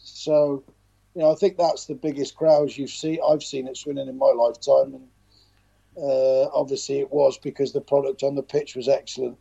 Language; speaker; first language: English; native; English